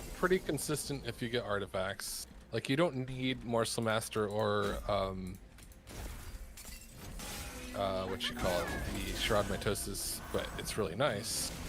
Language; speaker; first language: English; native; English